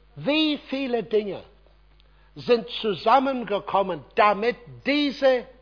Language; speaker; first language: German; non-native, fluent; English